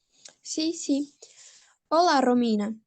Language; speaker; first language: Spanish; non-native, learner; Portuguese